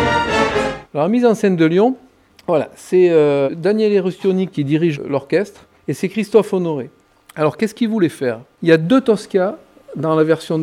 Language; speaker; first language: French; native; French